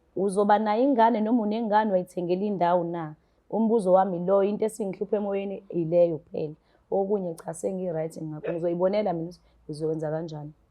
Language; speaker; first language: Zulu; native; Zulu